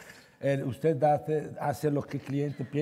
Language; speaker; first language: Spanish; non-native, learner; Italian